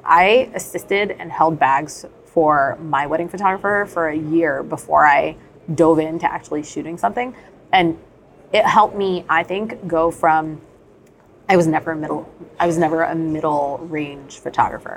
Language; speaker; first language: English; native; English